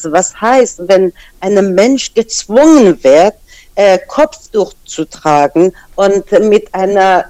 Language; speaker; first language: German; non-native, fluent; Persian